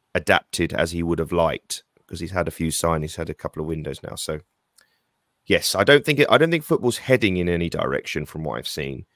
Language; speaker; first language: English; native; English